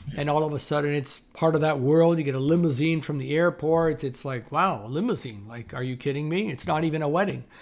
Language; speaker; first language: English; native; English